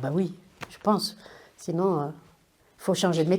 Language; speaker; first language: French; native; French